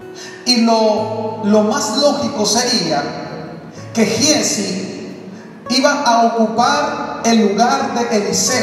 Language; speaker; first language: Spanish; native; Spanish